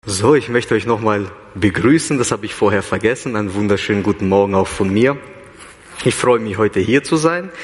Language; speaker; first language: German; early bilingual, other home language; Russian